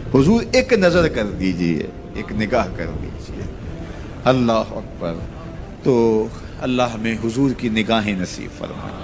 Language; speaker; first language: Urdu; non-native, local second language; Punjabi